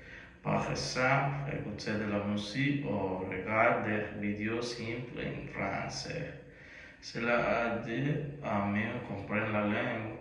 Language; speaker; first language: French; non-native, learner; Spanish